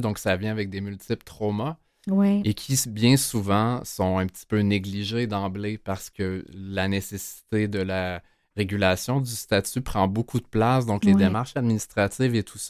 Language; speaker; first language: French; native; French